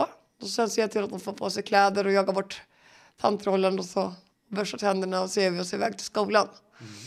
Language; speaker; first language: Swedish; native; Swedish